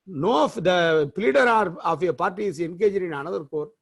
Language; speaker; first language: English; non-native, local second language; Tamil